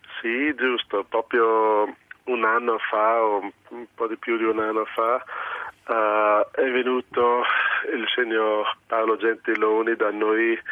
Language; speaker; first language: Italian; non-native, local second language; German